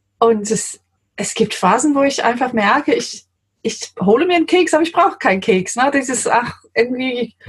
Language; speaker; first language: German; non-native, fluent; English